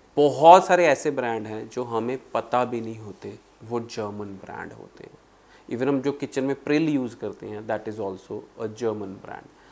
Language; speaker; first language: Hindi; non-native, local second language; Punjabi